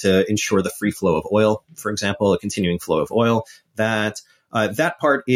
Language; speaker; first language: English; native; English